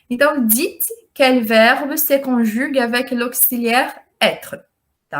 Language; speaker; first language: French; non-native, fluent; Portuguese